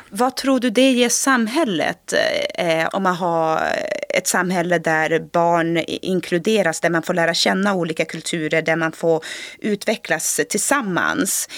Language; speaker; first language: Swedish; early bilingual, other home language; Portuguese